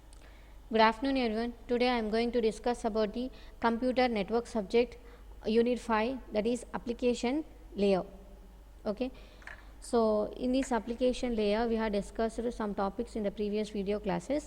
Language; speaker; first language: English; non-native, local second language; Telugu